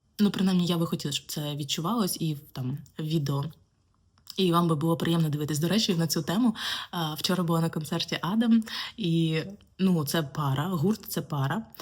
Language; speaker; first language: Ukrainian; native; Ukrainian